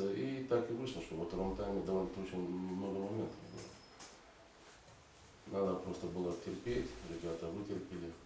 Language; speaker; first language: Russian; native; Russian